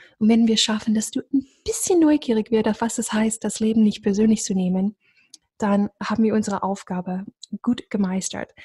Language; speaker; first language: German; non-native, fluent; English